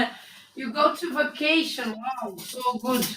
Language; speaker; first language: English; non-native, learner; Romanian